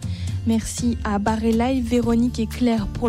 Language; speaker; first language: French; native; French